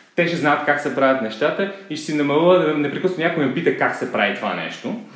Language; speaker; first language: Bulgarian; native; Bulgarian